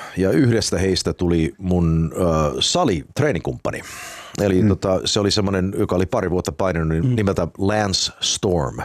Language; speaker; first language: Finnish; early bilingual, heritage; Finnish